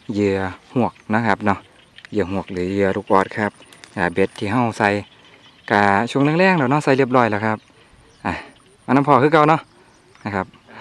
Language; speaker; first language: Thai; native; Thai